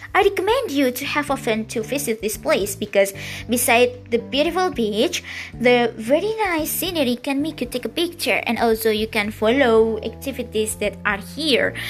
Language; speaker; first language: English; non-native, learner; Indonesian